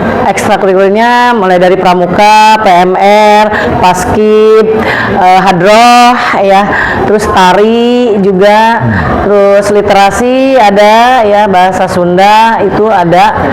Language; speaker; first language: Indonesian; native; Indonesian